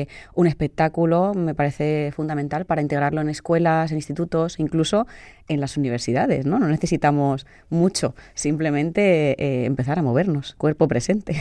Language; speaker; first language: Spanish; native; Spanish